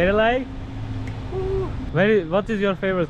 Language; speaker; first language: English; non-native, learner; Turkish